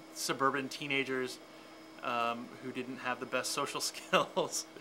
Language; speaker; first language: English; native; English